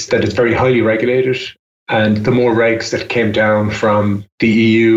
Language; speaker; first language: English; native; English